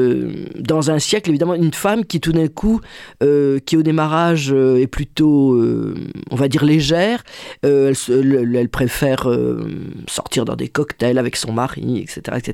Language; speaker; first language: French; native; French